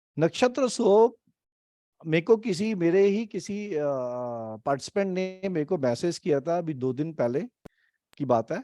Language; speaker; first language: Hindi; native; Hindi